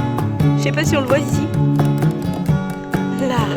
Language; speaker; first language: French; native; French